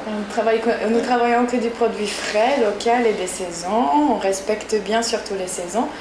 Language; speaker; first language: French; non-native, fluent; Polish